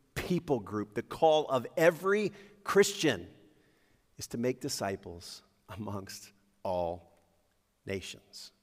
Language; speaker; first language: English; native; English